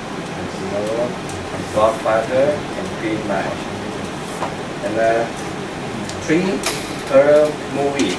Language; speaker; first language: English; non-native, learner; Thai